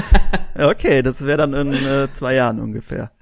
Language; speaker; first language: German; native; German